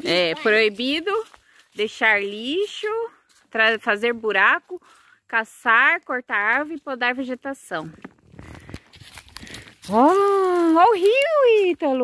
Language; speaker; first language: Portuguese; native; Portuguese